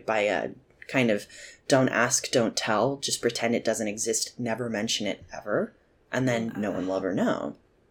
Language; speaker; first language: English; native; English